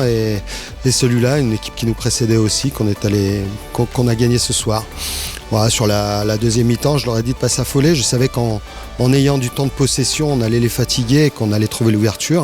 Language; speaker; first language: French; native; French